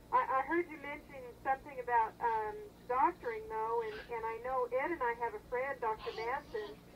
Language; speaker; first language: English; native; English